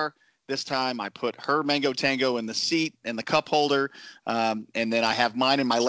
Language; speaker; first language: English; native; English